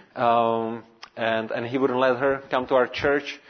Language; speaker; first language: English; non-native, fluent; Czech